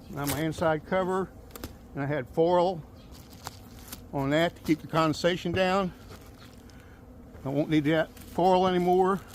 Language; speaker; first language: English; native; English